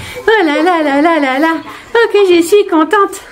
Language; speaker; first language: French; native; French